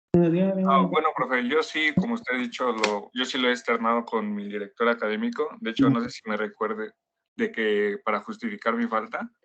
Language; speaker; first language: Spanish; native; Spanish